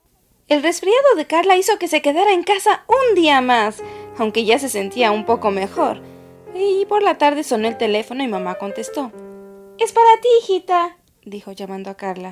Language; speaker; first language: Spanish; native; Spanish